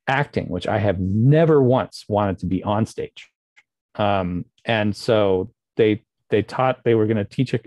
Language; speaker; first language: English; native; English